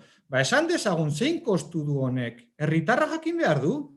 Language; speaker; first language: Basque; native; Basque